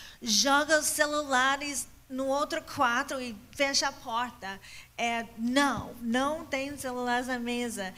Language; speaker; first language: Portuguese; non-native, fluent; English